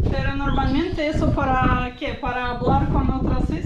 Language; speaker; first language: Spanish; non-native, learner; English